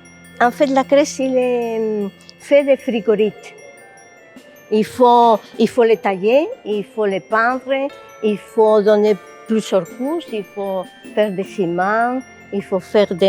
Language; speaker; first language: French; non-native, fluent; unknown